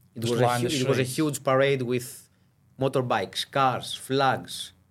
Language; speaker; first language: English; non-native, fluent; Greek